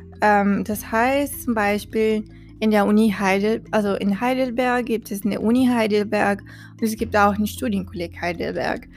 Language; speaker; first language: German; non-native, fluent; Portuguese